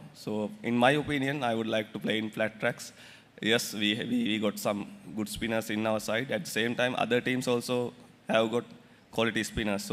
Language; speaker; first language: English; non-native, local second language; Sinhala